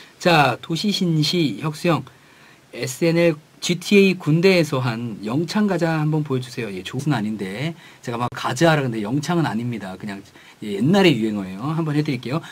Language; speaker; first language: Korean; native; Korean